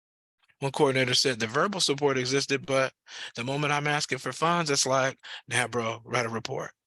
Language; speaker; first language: English; native; English